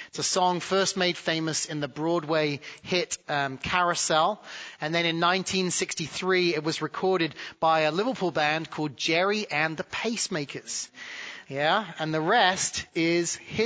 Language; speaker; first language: English; native; English